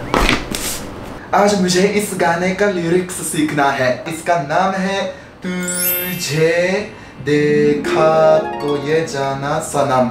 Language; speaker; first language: Hindi; non-native, fluent; Japanese